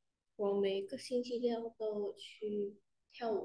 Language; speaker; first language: Chinese; non-native, learner; Vietnamese